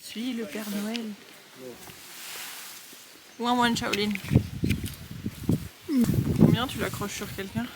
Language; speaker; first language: French; native; French